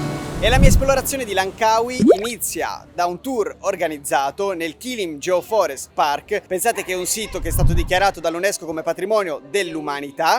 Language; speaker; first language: Italian; native; Italian